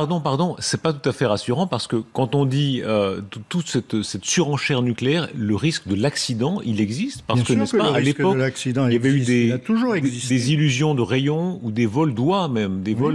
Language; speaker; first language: French; native; French